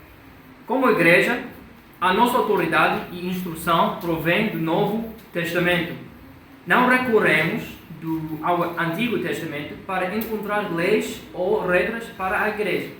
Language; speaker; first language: Portuguese; non-native, fluent; English